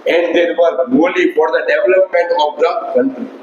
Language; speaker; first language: English; non-native, local second language; Gujarati